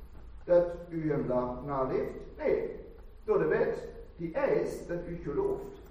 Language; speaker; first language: Dutch; non-native, fluent; German